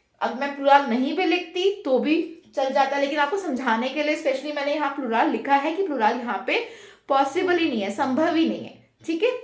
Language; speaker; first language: Hindi; native; Hindi